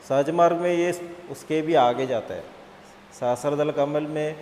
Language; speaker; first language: Hindi; non-native, local second language; Malayalam